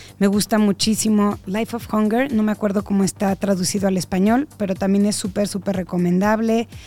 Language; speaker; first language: Spanish; native; Spanish